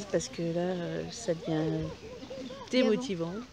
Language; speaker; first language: French; native; French